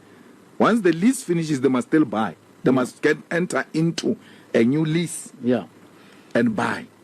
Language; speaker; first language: English; non-native, local second language; Northern Sotho